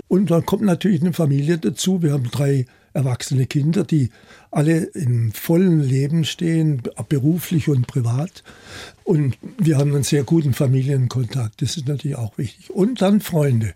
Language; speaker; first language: German; native; German